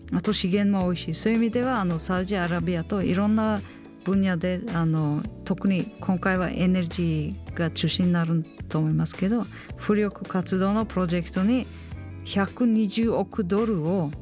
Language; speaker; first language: Japanese; non-native, fluent; Uzbek